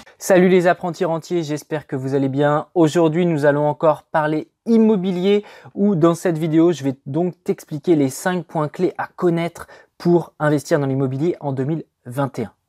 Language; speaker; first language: French; native; French